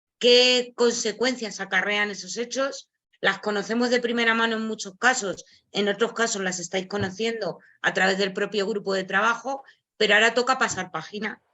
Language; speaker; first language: Spanish; native; Spanish